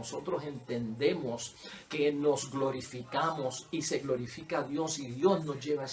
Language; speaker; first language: Spanish; native; Spanish